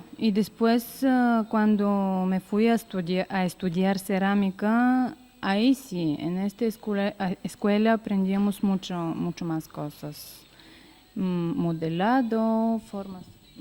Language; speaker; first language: Spanish; non-native, learner; Bulgarian